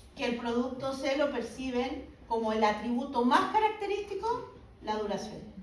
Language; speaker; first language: Spanish; native; Spanish